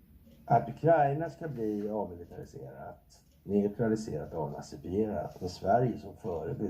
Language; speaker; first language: Swedish; native; Swedish